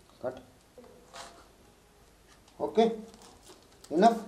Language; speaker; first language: English; non-native, learner; Hindi